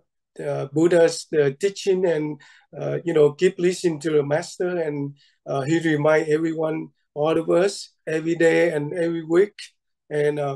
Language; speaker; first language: English; non-native, fluent; Vietnamese